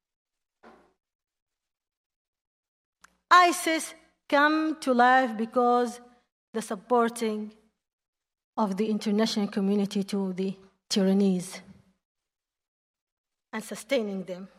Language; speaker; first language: English; non-native, fluent; Arabic